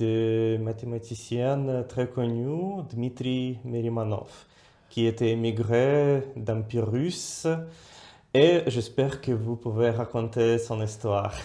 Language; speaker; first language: French; non-native, fluent; Russian